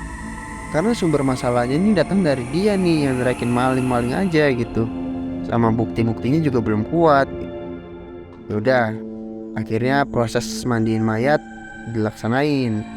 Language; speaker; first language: Indonesian; native; Indonesian